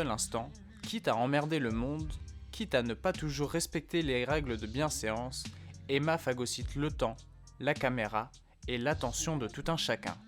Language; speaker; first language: French; native; French